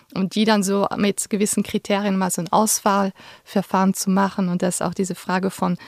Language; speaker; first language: German; non-native, local second language; Luxembourgish